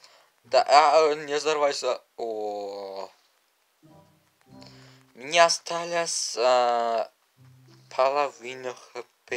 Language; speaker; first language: Russian; non-native, learner; Uzbek